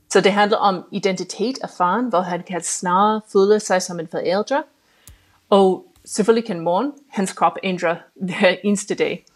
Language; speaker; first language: Danish; non-native, fluent; English